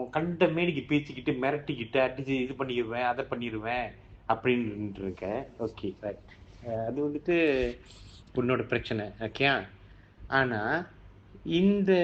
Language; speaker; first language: Tamil; early bilingual, heritage; Tamil